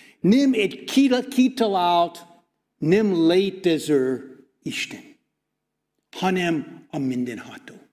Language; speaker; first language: Hungarian; non-native, fluent; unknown